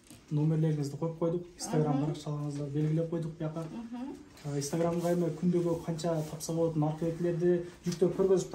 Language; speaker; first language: Kyrgyz; native; Kyrgyz